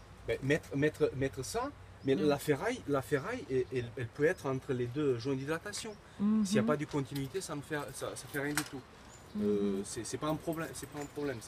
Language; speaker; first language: French; native; French